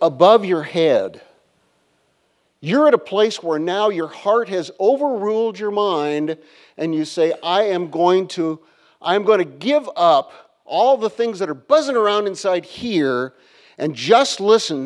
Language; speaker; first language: English; native; English